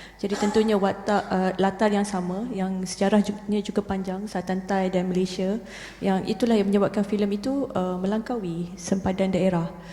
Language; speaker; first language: Malay; native; Malay